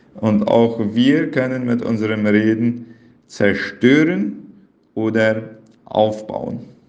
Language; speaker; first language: German; early bilingual, heritage; Plautdietsch